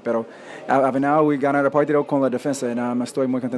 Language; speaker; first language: Spanish; non-native, learner; English